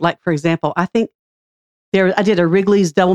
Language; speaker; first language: English; native; English